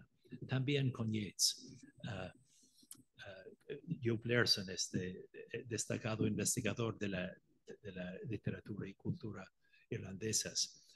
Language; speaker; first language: Spanish; non-native, fluent; Irish